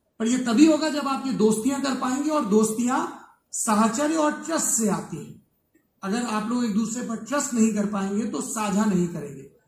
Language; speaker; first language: Hindi; native; Hindi